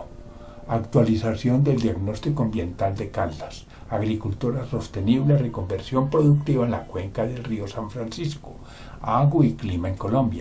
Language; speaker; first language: Spanish; native; Spanish